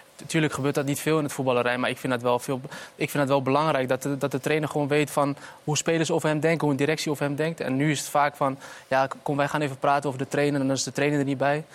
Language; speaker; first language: Dutch; early bilingual, other home language; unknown